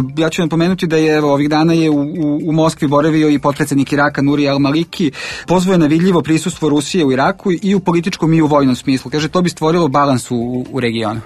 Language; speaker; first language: Serbian; native; Serbian